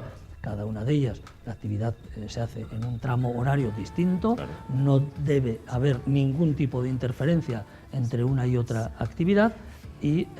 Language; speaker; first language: Spanish; native; Spanish